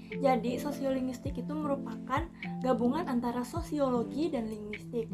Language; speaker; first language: Indonesian; native; Indonesian